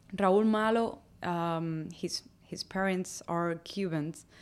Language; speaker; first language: English; non-native, fluent; Spanish